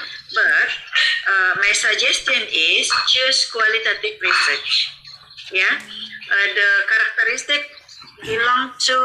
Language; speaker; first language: English; non-native, fluent; Indonesian